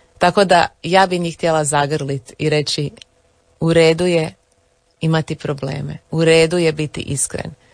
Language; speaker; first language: Croatian; early bilingual, heritage; English